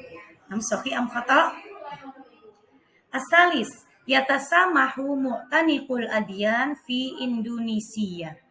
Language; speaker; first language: Arabic; non-native, fluent; Indonesian